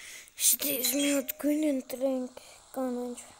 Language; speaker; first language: Armenian; early bilingual, heritage; Armenian